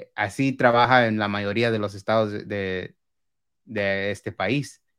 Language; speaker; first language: Spanish; early bilingual, heritage; Spanish